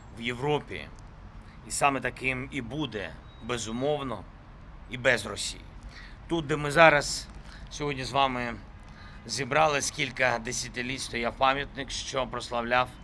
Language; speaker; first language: Ukrainian; non-native, local second language; Russian